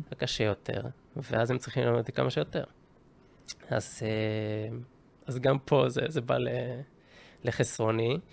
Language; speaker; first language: Hebrew; early bilingual, other home language; Japanese